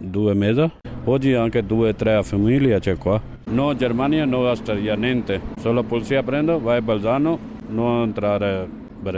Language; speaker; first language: Italian; non-native, learner; Spanish